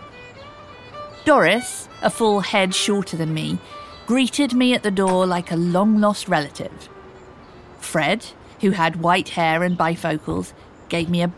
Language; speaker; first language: English; native; English